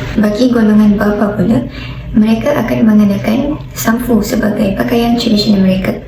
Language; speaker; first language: Malay; native; Malay